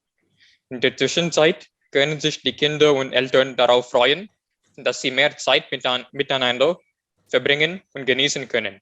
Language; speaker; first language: German; non-native, learner; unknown